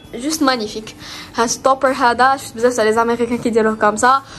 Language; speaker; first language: Arabic; early bilingual, other home language; French